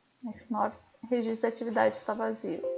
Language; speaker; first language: Portuguese; native; Portuguese